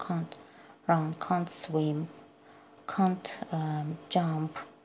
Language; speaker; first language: English; non-native, fluent; Azerbaijani